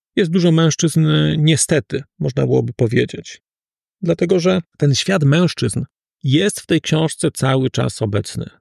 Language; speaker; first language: Polish; native; Polish